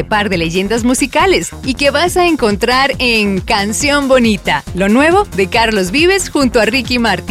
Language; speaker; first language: Spanish; native; Spanish